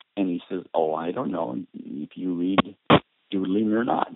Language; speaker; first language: English; early bilingual, other home language; Spanish